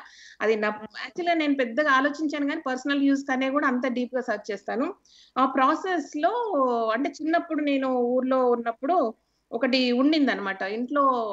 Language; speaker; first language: Telugu; native; Telugu